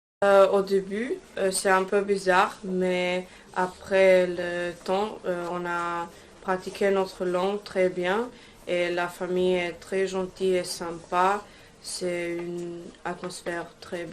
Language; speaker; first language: French; non-native, learner; Croatian